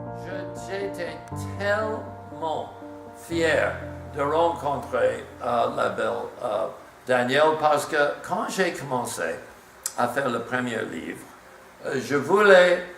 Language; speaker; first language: French; non-native, learner; English